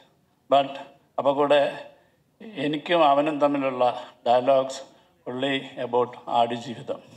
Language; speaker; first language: Tamil; non-native, learner; Malayalam